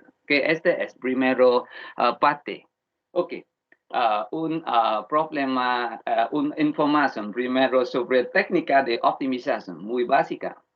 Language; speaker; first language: Spanish; non-native, learner; Vietnamese